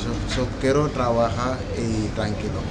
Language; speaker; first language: Spanish; non-native, learner; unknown